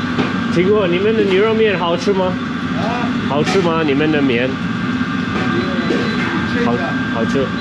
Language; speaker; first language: Chinese; non-native, fluent; English